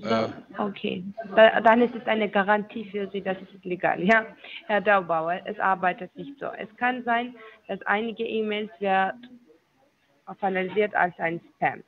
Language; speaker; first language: German; non-native, learner; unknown